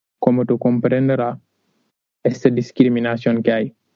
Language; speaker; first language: Spanish; non-native, learner; Wolof